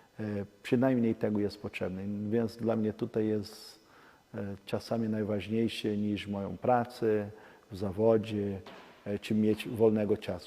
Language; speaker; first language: Polish; non-native, learner; Portuguese